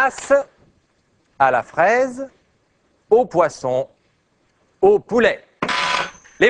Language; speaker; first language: French; native; French